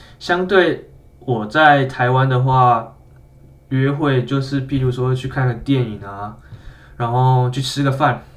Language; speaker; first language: Chinese; native; Chinese